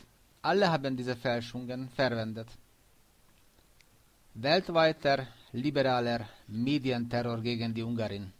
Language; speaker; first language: German; non-native, fluent; Hungarian